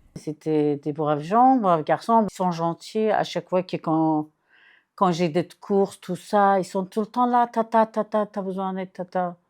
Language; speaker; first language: French; non-native, fluent; Turkish